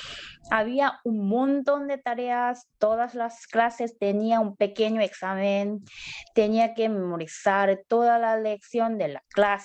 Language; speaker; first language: Spanish; non-native, learner; Korean